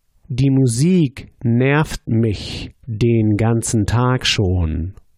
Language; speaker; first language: German; native; German